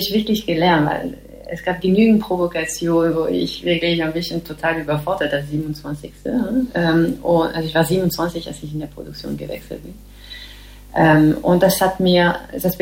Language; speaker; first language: German; non-native, fluent; French